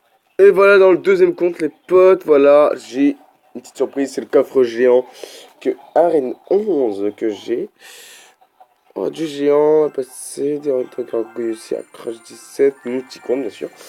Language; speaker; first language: French; native; French